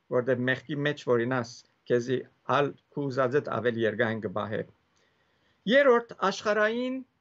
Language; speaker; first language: Armenian; early bilingual, heritage; Armenian